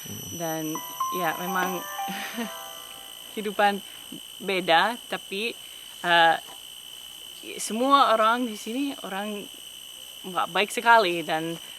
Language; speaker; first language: Indonesian; non-native, fluent; English